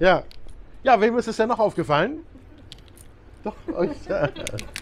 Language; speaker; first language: German; native; German